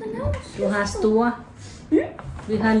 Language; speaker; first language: Danish; non-native, learner; Thai